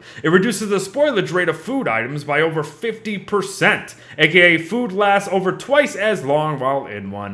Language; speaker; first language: English; native; English